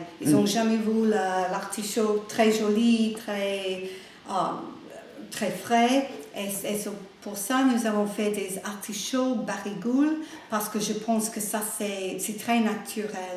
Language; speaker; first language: French; non-native, learner; English